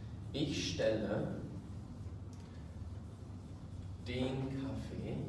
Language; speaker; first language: German; non-native, fluent; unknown